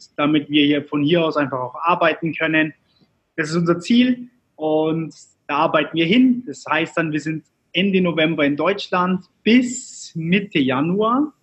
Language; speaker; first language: German; early bilingual, other home language; Turkish